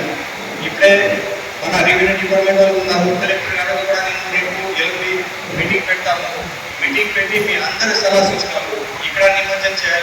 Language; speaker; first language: Telugu; non-native, fluent; Marathi